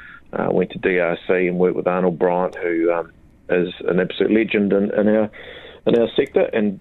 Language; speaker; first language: English; native; English